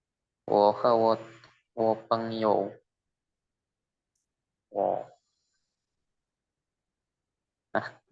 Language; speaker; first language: Chinese; non-native, learner; Indonesian